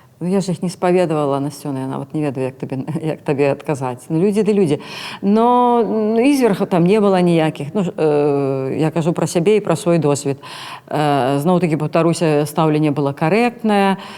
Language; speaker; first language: Belarusian; non-native, local second language; Russian